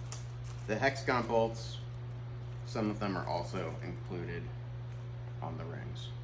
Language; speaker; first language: English; native; English